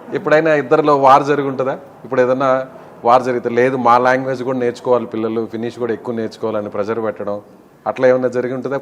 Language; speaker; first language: Telugu; native; Telugu